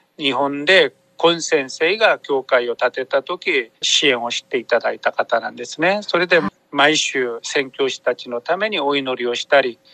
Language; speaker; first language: Japanese; non-native, fluent; Korean